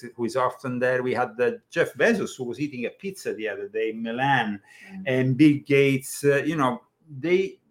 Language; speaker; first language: English; non-native, fluent; Italian